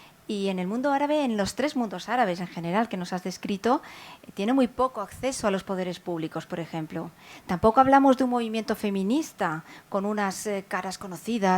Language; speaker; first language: Spanish; native; Spanish